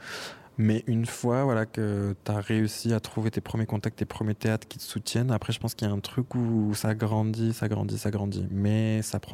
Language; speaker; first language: French; native; French